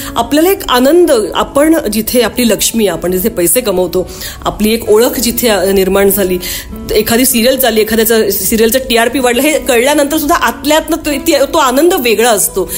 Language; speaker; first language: Marathi; non-native, local second language; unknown